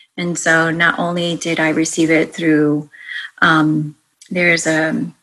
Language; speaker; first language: English; native; English